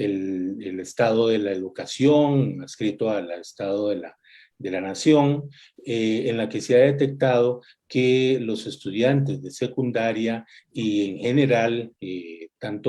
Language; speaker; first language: Spanish; native; Spanish